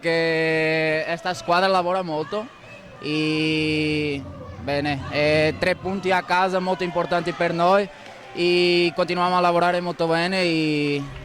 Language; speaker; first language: Italian; non-native, fluent; Portuguese